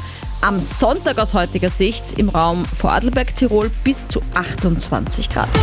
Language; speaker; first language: German; native; German